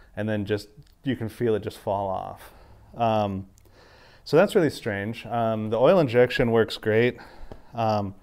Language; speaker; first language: English; native; English